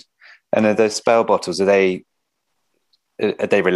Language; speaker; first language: English; native; English